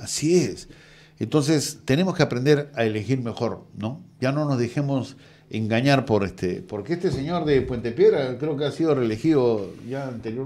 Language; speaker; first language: Spanish; native; Spanish